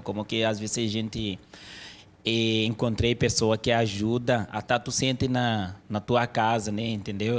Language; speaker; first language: Portuguese; non-native, learner; Haitian Creole